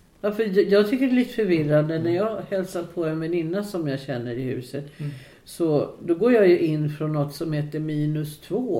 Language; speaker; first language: Swedish; native; Swedish